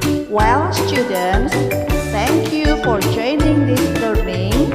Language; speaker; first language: English; non-native, fluent; Indonesian